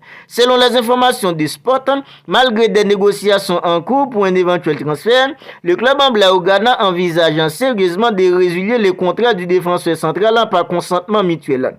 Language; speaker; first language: French; native; French